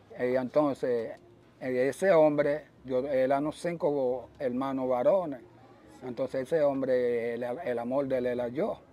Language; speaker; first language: Spanish; early bilingual, other home language; Haitian Creole